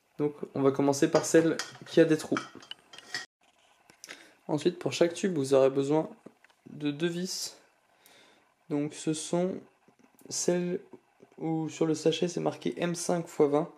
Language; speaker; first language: French; native; French